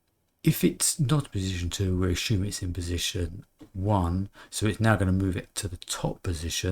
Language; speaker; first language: English; native; English